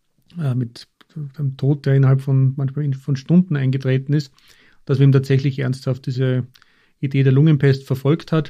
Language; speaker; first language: German; native; German